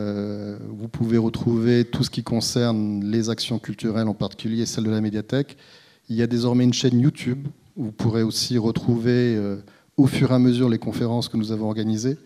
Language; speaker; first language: French; native; French